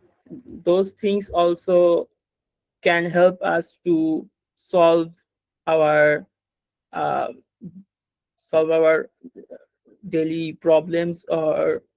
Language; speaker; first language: English; non-native, learner; Bangla